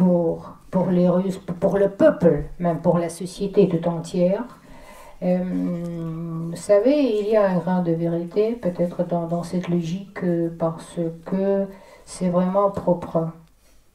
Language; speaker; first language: French; non-native, fluent; Russian